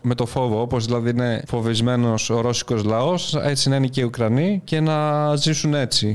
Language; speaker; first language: Greek; native; Greek